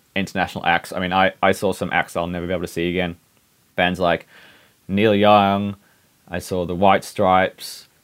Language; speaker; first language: English; native; English